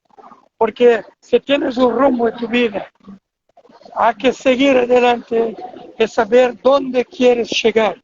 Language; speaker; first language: Spanish; non-native, fluent; Portuguese